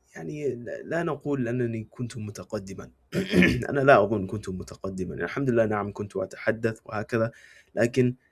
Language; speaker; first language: Arabic; non-native, fluent; English